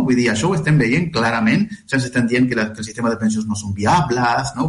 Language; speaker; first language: Catalan; non-native, fluent; Spanish